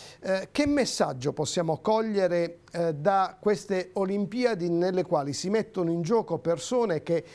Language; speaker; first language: Italian; native; Italian